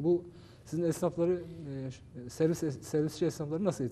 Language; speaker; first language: Turkish; native; Turkish